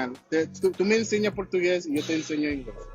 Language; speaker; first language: Spanish; non-native, learner; English